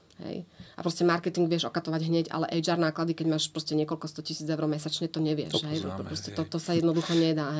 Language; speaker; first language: Slovak; native; Slovak